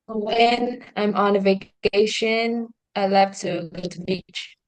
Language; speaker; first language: English; non-native, learner; Vietnamese